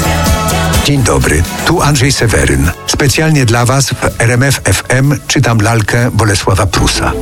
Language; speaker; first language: Polish; native; Polish